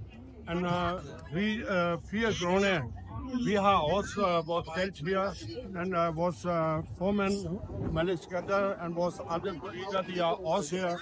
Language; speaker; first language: Danish; non-native, fluent; Urdu